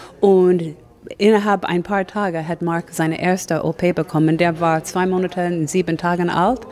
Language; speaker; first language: German; non-native, fluent; English